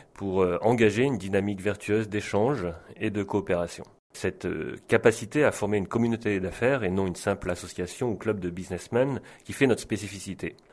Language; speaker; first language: French; native; French